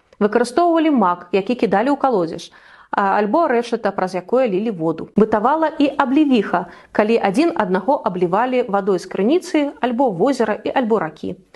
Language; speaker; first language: Belarusian; native; Belarusian